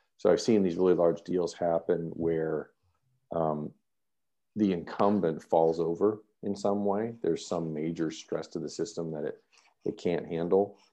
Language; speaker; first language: English; native; English